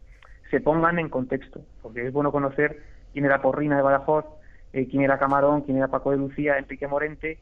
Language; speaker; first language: Spanish; native; Spanish